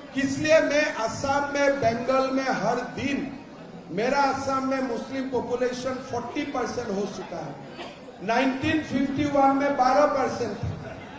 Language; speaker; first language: Hindi; non-native, local second language; Assamese